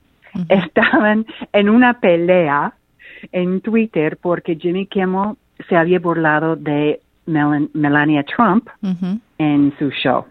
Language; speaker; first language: Spanish; non-native, fluent; English